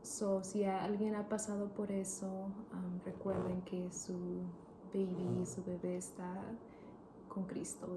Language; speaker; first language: Spanish; early bilingual, heritage; Spanish